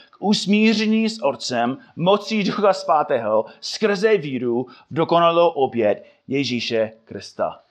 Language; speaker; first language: Czech; non-native, fluent; English